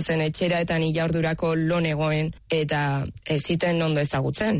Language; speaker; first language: Basque; early bilingual, other home language; Bulgarian